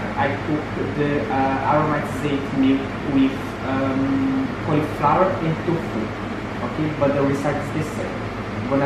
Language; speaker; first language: English; non-native, learner; Portuguese